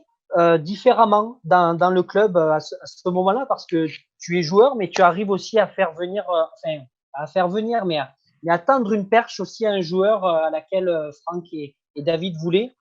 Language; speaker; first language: French; native; French